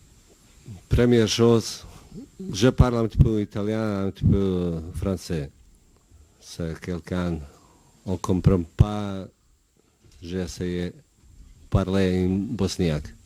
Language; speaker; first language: French; non-native, learner; Bosnian